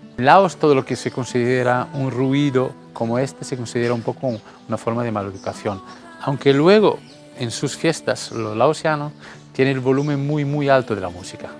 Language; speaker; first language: Spanish; non-native, fluent; Italian